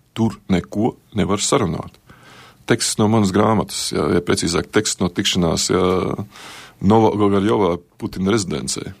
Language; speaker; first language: Latvian; native; Latvian